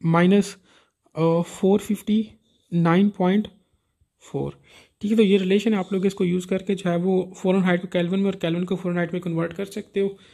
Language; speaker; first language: Urdu; non-native, local second language; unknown